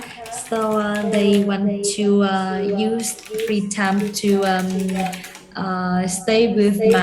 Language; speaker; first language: English; non-native, learner; Vietnamese